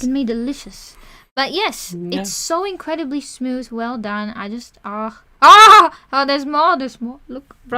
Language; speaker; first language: English; native; English